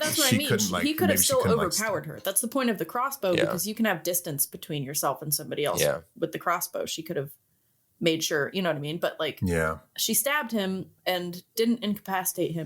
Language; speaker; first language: English; native; English